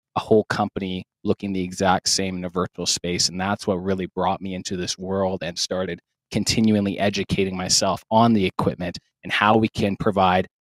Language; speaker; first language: English; native; English